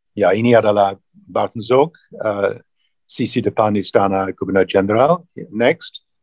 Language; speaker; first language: Indonesian; non-native, fluent; English